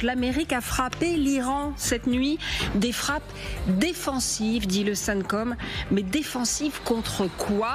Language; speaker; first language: French; native; French